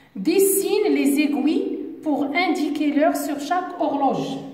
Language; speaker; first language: French; non-native, local second language; Arabic